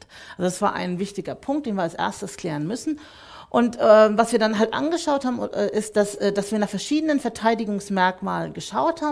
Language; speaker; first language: German; native; German